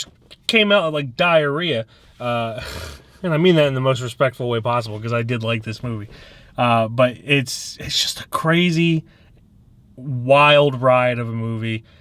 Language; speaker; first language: English; native; English